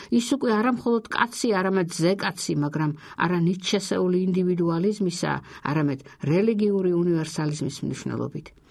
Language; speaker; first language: Georgian; native; Georgian